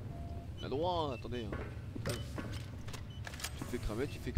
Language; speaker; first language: French; native; French